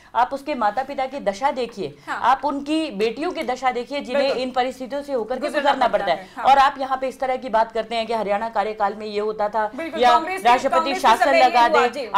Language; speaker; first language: Hindi; native; Hindi